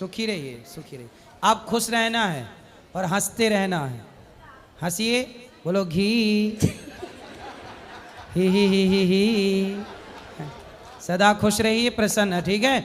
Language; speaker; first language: Hindi; native; Hindi